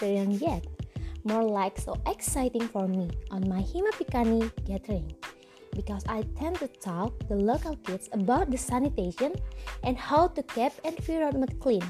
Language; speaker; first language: English; non-native, learner; Indonesian